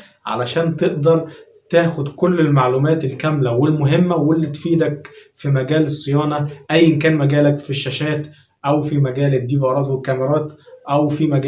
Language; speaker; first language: Arabic; native; Arabic